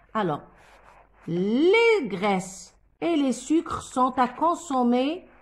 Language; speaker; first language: French; non-native, local second language; Arabic